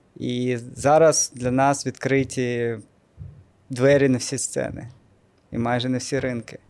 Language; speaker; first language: Ukrainian; non-native, local second language; Russian